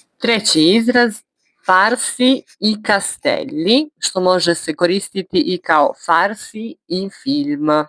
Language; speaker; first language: Bosnian; early bilingual, heritage; Bosnian